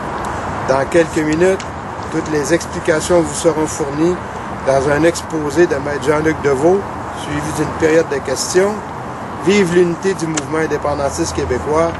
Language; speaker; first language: French; native; French